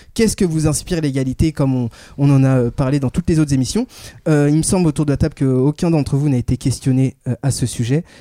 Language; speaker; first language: French; native; French